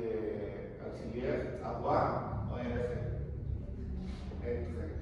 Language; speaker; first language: French; non-native, learner; Spanish